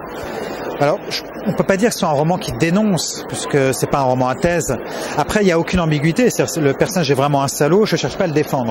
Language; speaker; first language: French; native; French